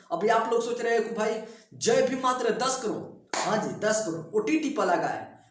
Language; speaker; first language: Hindi; native; Hindi